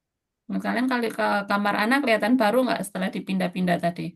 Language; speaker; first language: Indonesian; native; Indonesian